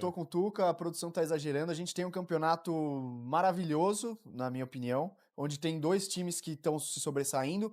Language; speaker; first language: Portuguese; native; Portuguese